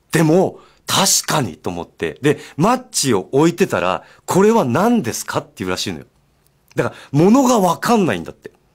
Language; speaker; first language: Japanese; native; Japanese